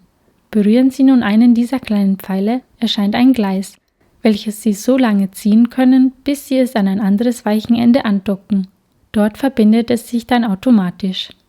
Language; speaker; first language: German; native; German